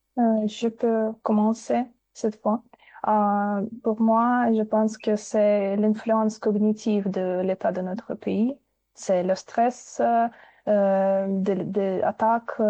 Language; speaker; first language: French; non-native, fluent; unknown